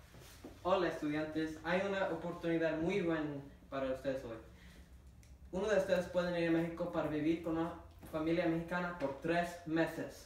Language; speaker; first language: Spanish; non-native, learner; English